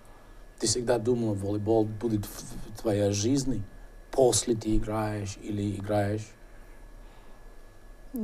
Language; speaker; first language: Russian; non-native, learner; English